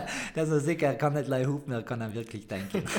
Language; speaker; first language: German; native; German